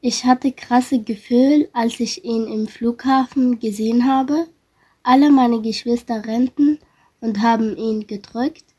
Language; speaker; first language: German; early bilingual, other home language; Arabic